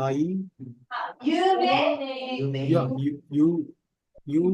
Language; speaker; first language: Japanese; non-native, learner; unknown